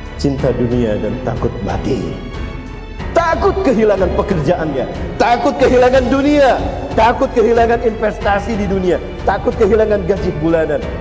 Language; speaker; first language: Indonesian; native; Indonesian